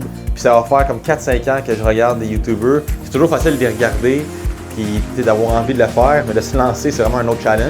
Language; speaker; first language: French; native; French